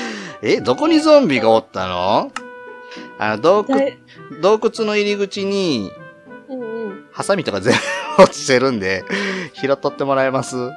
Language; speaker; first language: Japanese; native; Japanese